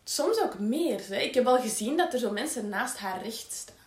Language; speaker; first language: Dutch; native; Dutch